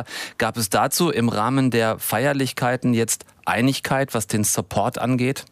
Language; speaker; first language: German; native; German